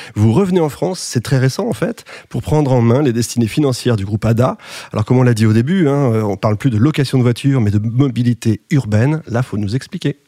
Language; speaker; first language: French; native; French